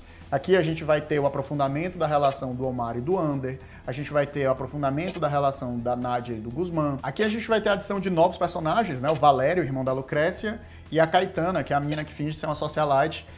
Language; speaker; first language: Portuguese; native; Portuguese